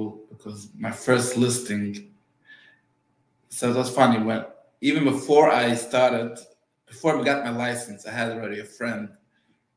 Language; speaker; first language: English; early bilingual, other home language; Yiddish